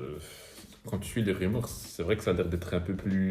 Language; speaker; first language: French; native; French